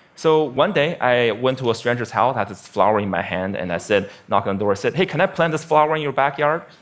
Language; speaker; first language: English; non-native, fluent; Chinese